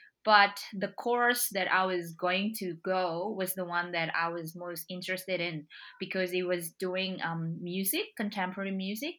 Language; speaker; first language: English; non-native, fluent; Indonesian